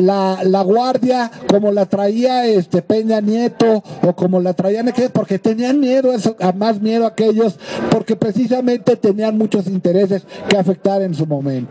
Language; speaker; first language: Spanish; native; Spanish